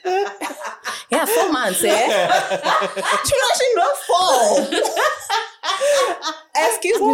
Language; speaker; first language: English; non-native, local second language; Swahili